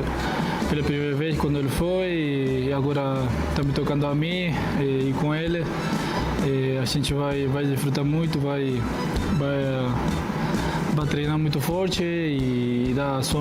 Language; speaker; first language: Portuguese; non-native, fluent; Spanish